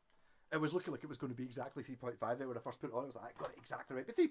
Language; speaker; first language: English; native; English